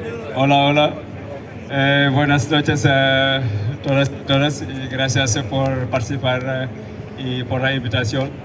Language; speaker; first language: Spanish; non-native, fluent; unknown